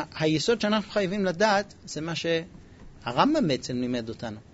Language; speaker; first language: Hebrew; non-native, fluent; English